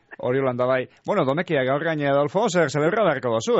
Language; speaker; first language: Basque; native; Basque